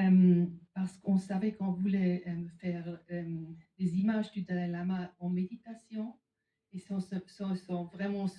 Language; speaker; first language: French; non-native, fluent; German